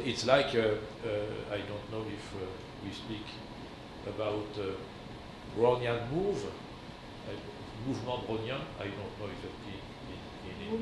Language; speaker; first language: English; non-native, learner; French